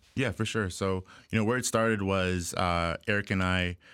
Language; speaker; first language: English; native; English